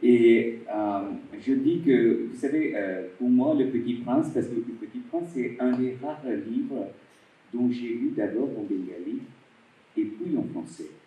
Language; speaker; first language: French; non-native, fluent; Bangla